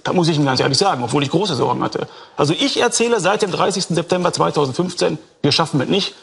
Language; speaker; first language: German; native; German